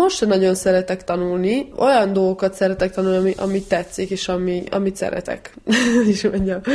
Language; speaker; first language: Hungarian; early bilingual, heritage; Hungarian